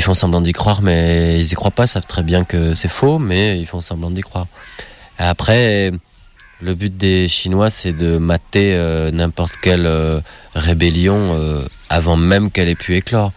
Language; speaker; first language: French; native; French